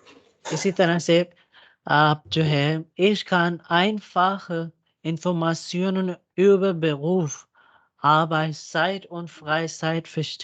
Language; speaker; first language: German; non-native, fluent; Urdu